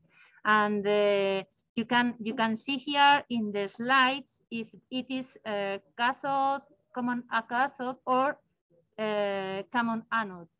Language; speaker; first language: English; non-native, learner; Spanish